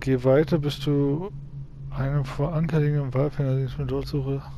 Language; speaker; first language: German; native; German